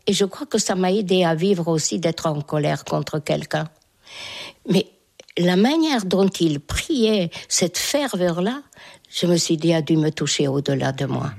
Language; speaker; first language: French; non-native, fluent; Hungarian